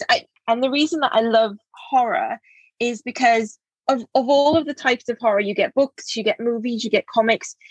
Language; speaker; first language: English; native; English